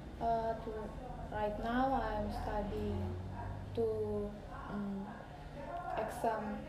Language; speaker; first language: English; non-native, learner; Indonesian